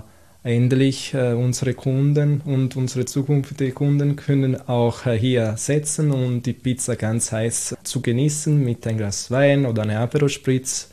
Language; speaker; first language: German; non-native, fluent; Italian